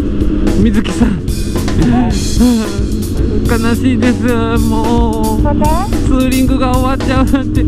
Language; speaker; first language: Japanese; native; Japanese